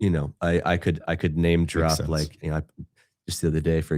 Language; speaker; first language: English; native; English